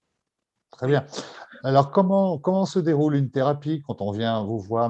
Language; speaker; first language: French; native; French